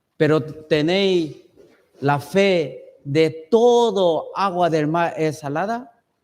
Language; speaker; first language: Spanish; non-native, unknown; Chinese